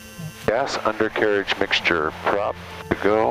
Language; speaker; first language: English; native; English